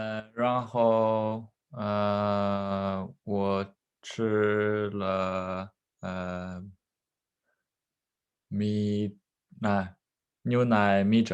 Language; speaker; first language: Chinese; non-native, learner; Norwegian